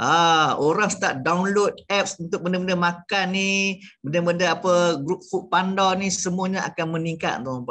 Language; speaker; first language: Malay; native; Malay